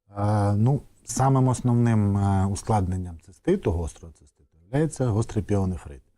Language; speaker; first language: Ukrainian; native; Ukrainian